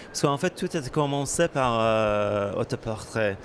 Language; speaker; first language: French; non-native, fluent; Persian